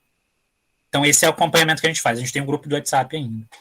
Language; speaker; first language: Portuguese; native; Portuguese